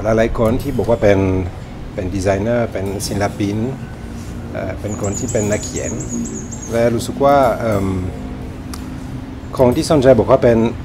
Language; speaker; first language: Thai; non-native, learner; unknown